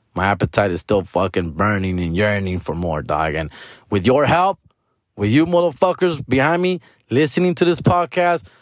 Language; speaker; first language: English; early bilingual, other home language; Spanish